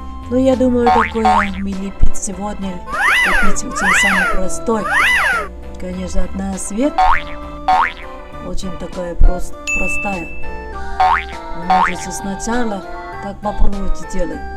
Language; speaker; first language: Russian; non-native, learner; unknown